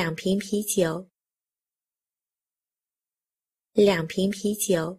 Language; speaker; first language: Chinese; non-native, fluent; Vietnamese